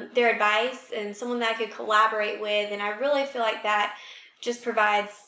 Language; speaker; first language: English; native; English